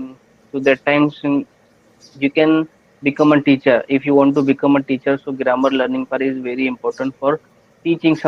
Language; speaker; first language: English; non-native, learner; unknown